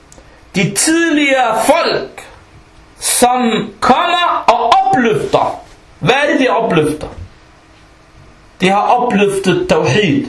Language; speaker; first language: Danish; non-native, local second language; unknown